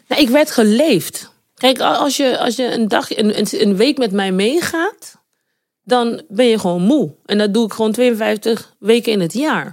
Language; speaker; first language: Dutch; native; Dutch